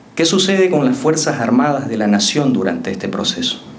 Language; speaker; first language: Spanish; native; Spanish